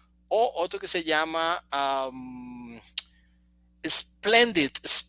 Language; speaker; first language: Spanish; native; Spanish